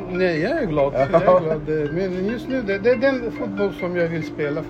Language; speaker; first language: Swedish; non-native, fluent; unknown